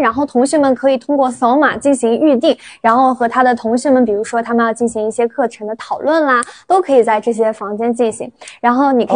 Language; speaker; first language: Chinese; native; Chinese